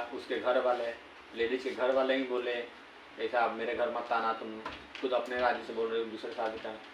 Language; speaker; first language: Hindi; native; Hindi